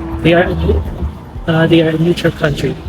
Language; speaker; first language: English; non-native, local second language; Filipino